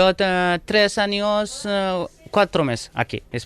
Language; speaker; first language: Spanish; non-native, learner; Bangla